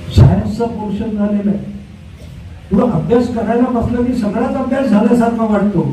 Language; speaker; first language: Marathi; native; Marathi